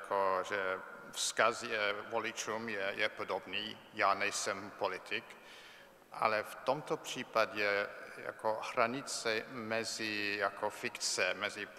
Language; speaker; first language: Czech; non-native, fluent; English